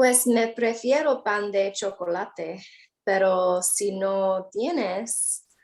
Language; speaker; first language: Spanish; non-native, learner; English